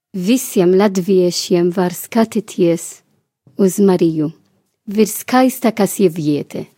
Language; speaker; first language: Latvian; non-native, fluent; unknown